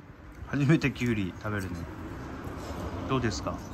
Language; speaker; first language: Japanese; native; Japanese